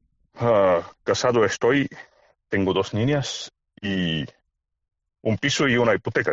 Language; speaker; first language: Spanish; non-native, fluent; Bulgarian